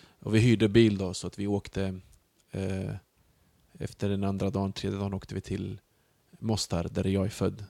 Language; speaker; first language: Swedish; early bilingual, other home language; Bosnian